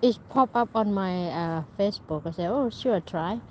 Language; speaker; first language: English; non-native, learner; Thai